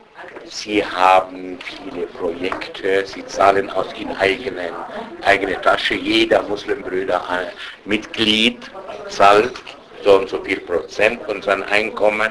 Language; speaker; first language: German; non-native, fluent; Arabic